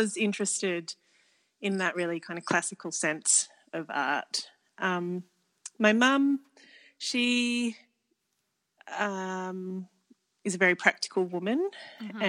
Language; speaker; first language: English; native; English